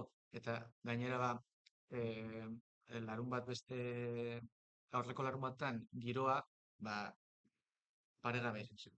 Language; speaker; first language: Basque; non-native, local second language; Spanish